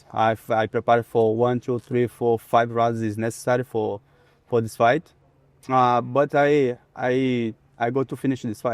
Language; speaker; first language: English; non-native, learner; Portuguese